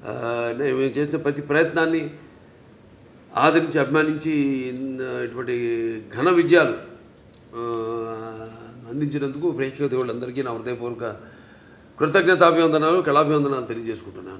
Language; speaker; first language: Telugu; native; Telugu